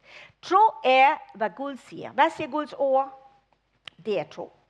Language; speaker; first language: Danish; non-native, fluent; English